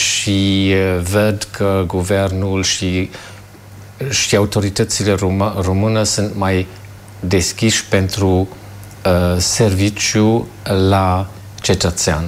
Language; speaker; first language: Romanian; non-native, fluent; German